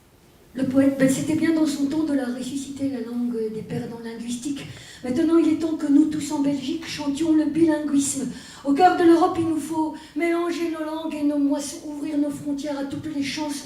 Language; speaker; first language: French; native; French